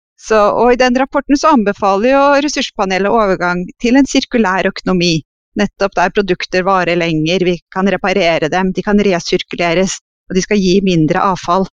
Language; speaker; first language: Norwegian; native; Norwegian